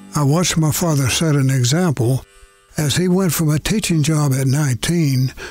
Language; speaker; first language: English; native; English